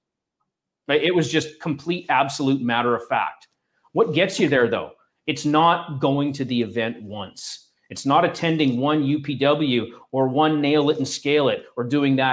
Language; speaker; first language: English; native; English